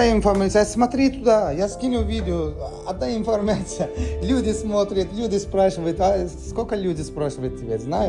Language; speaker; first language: Russian; non-native, learner; Azerbaijani